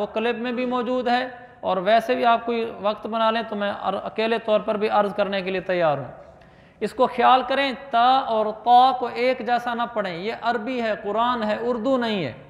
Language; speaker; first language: Urdu; native; Urdu